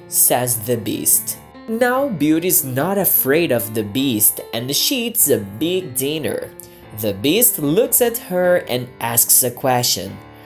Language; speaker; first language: English; non-native, fluent; Portuguese